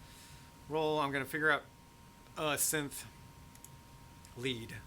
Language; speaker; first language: English; native; English